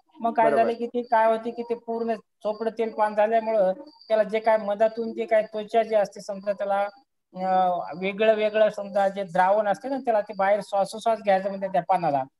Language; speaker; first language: Marathi; native; Marathi